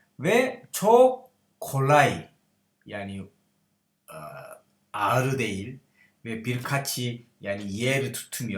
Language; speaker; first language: Turkish; non-native, learner; Korean